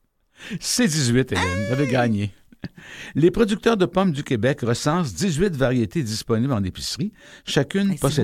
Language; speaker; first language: French; native; French